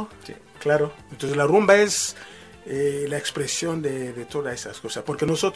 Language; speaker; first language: Spanish; non-native, fluent; Lingala